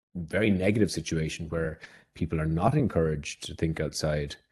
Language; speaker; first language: English; native; English